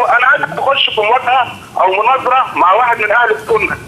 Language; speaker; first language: Arabic; native; Arabic